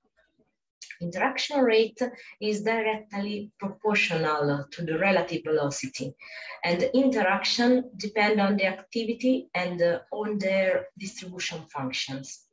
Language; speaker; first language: English; non-native, fluent; Italian